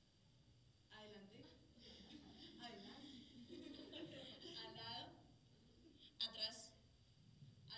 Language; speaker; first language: Spanish; native; Spanish